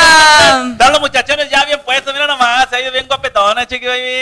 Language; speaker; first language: Spanish; native; Spanish